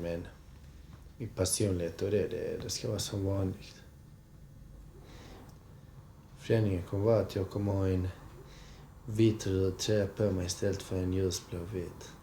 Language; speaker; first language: Swedish; early bilingual, other home language; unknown